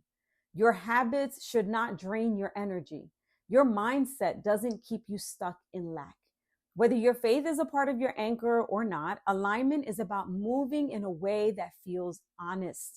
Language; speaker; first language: English; native; English